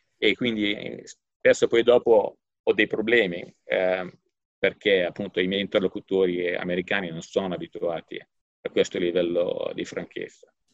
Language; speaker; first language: Italian; native; Italian